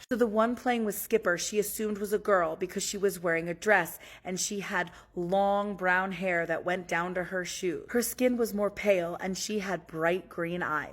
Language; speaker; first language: English; native; English